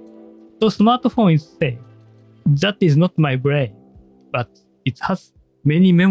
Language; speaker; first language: English; non-native, learner; Japanese